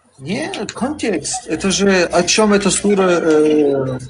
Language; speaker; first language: Russian; early bilingual, heritage; Chechen